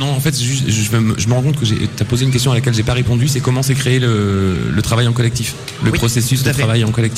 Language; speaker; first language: French; native; French